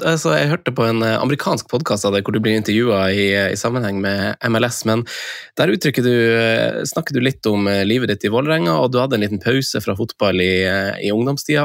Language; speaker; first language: Norwegian; native; Norwegian